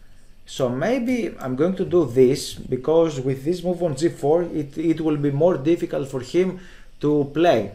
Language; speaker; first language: English; non-native, fluent; Greek